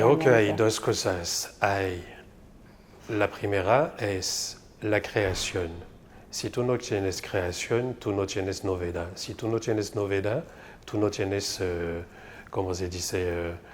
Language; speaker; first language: Spanish; non-native, fluent; French